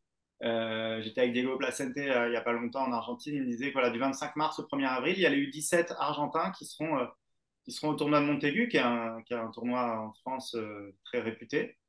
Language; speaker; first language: French; native; French